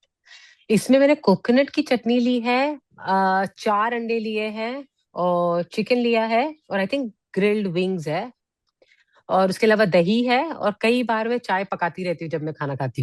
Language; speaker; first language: Hindi; native; Hindi